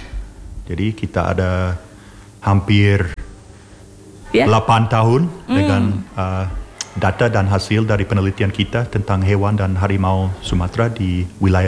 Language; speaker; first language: Indonesian; non-native, learner; English